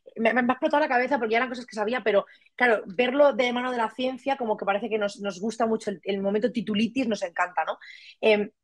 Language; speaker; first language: Spanish; native; Spanish